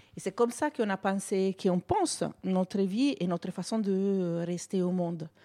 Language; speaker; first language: French; non-native, fluent; Italian